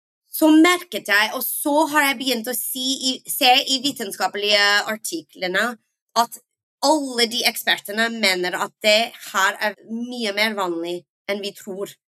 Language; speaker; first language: Norwegian; non-native, fluent; English